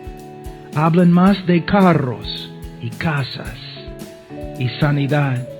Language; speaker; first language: Spanish; non-native, fluent; English